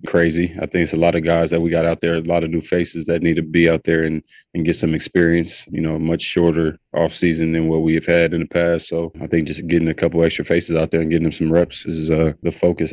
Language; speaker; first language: English; native; English